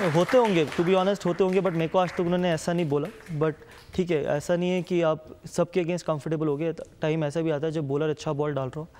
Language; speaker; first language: Hindi; native; Hindi